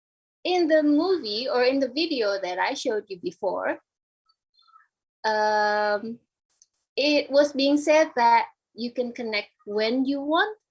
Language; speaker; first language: English; non-native, fluent; Indonesian